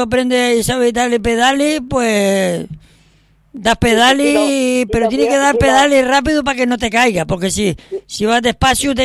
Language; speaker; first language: Spanish; native; Spanish